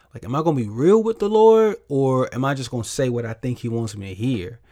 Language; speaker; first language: English; native; English